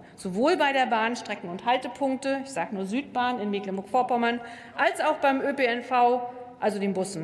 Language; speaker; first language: German; native; German